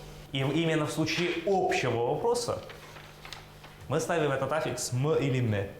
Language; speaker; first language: Russian; native; Russian